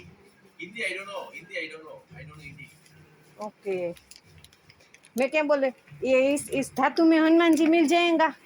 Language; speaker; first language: Hindi; non-native, local second language; Gujarati